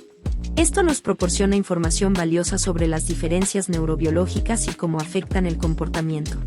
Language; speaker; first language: Spanish; native; Spanish